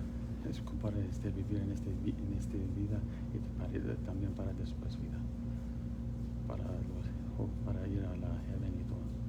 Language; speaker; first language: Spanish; non-native, learner; Pashto